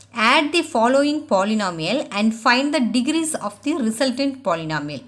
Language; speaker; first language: English; non-native, local second language; Tamil